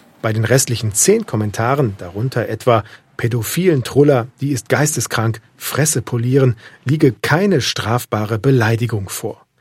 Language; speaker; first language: German; native; German